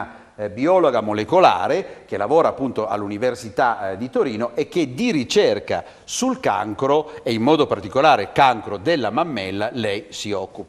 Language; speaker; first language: Italian; native; Italian